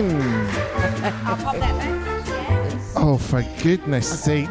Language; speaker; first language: English; native; English